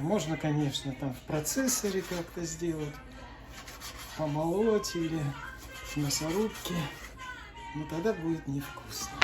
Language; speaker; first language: Russian; native; Russian